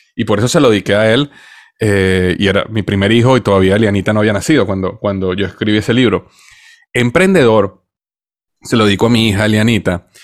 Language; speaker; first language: Spanish; native; Spanish